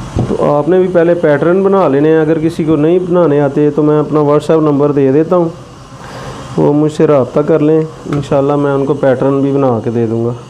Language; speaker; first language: Urdu; native; Urdu